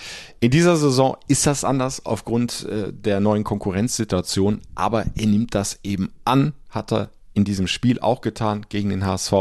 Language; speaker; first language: German; native; German